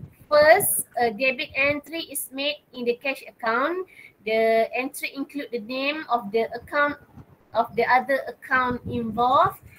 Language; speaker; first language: English; non-native, local second language; Malay